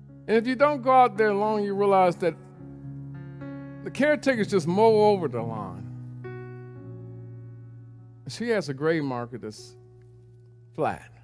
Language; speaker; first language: English; native; English